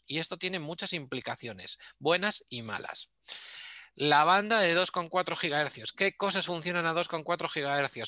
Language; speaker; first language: Spanish; native; Spanish